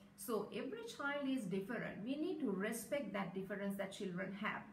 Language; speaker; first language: English; non-native, local second language; Sinhala